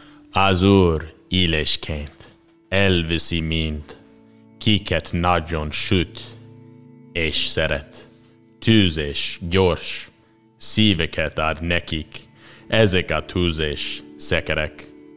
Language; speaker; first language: Hungarian; non-native, learner; English